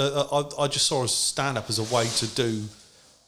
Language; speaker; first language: English; native; English